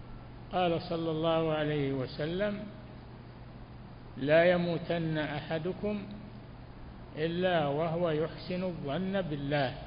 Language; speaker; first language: Arabic; native; Arabic